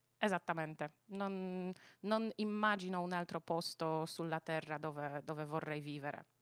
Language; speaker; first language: Italian; non-native, fluent; Polish